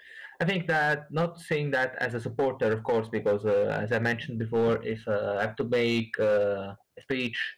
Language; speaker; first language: English; non-native, fluent; Italian